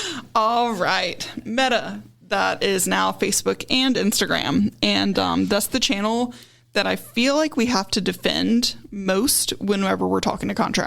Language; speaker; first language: English; native; English